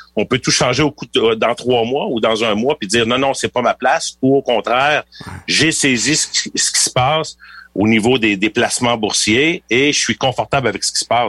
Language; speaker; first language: French; native; French